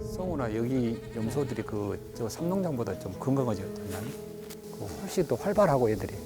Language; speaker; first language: Korean; native; Korean